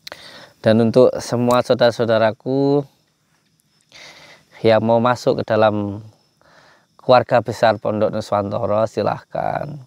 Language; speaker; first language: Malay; non-native, local second language; Javanese